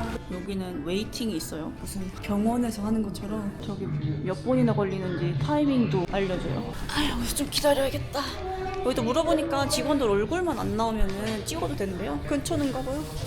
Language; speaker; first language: Korean; early bilingual, heritage; Korean